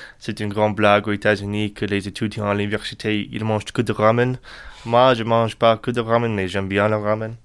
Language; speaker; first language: French; non-native, learner; English